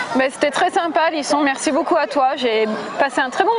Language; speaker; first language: French; native; French